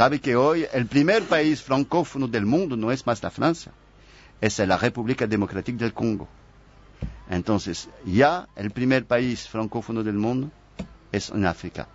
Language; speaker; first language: Portuguese; non-native, fluent; French